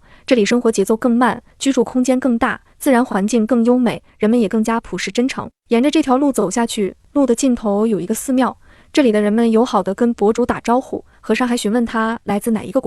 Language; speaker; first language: Chinese; native; Chinese